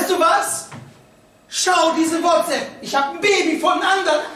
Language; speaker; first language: German; native; German